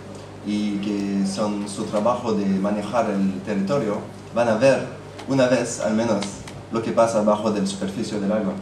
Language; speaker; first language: Spanish; non-native, fluent; French